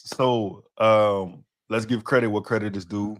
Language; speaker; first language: English; native; English